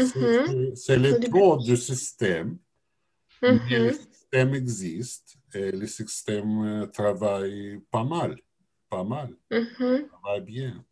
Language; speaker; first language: French; non-native, learner; Russian